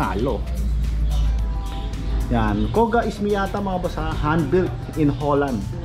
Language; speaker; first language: Filipino; native; Filipino